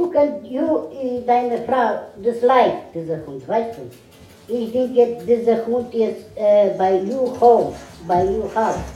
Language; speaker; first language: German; non-native, learner; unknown